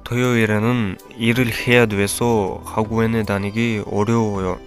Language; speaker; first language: Korean; non-native, fluent; Kyrgyz